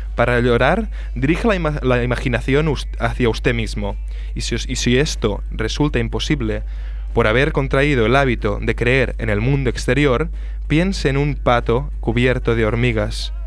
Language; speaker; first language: Spanish; non-native, local second language; Catalan